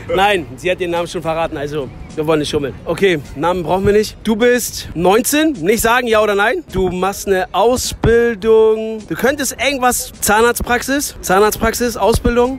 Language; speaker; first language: German; early bilingual, other home language; Turkish